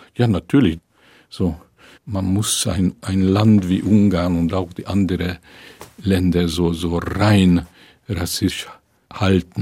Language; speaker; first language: German; non-native, fluent; Hungarian